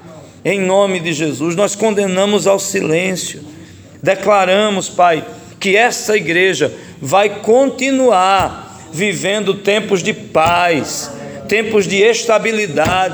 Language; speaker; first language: Portuguese; native; Portuguese